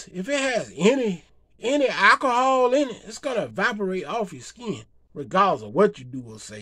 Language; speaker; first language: English; native; English